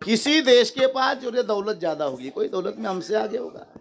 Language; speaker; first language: Hindi; non-native, local second language; Marathi